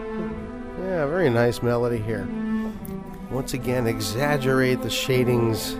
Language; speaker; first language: English; native; English